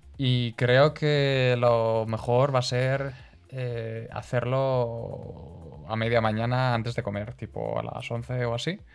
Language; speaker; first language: Spanish; non-native, fluent; Hungarian